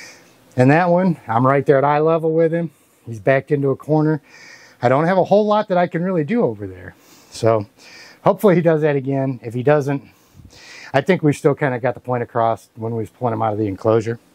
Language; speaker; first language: English; native; English